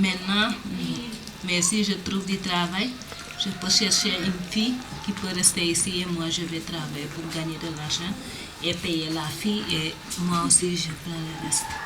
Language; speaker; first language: French; non-native, learner; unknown